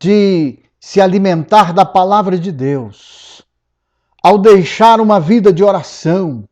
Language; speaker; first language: Portuguese; native; Portuguese